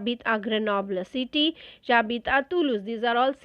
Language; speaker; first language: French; non-native, fluent; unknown